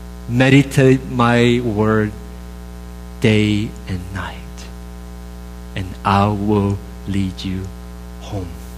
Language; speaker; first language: English; non-native, fluent; Korean